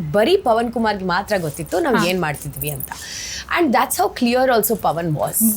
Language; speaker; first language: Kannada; non-native, local second language; Tamil